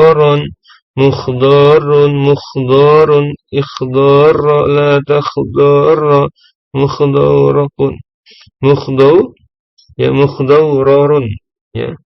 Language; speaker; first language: Arabic; non-native, fluent; Indonesian